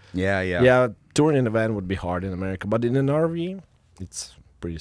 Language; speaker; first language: English; non-native, fluent; Russian